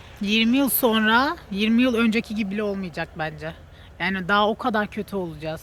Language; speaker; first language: Turkish; native; Turkish